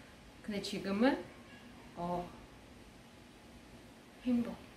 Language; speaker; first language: Korean; non-native, fluent; Russian